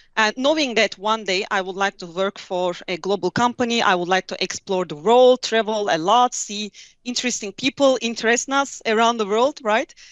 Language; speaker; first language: English; non-native, fluent; Turkish